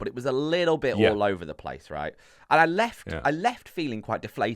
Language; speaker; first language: English; native; English